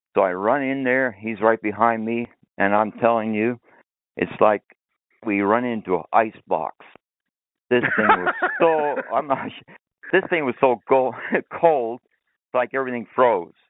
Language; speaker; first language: English; early bilingual, other home language; Finnish